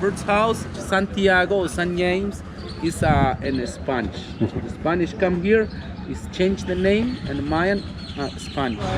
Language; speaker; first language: English; non-native, learner; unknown